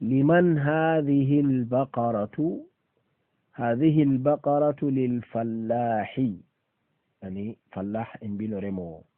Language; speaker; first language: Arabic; non-native, fluent; Fula